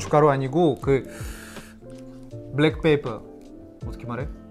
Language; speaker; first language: Korean; non-native, learner; Russian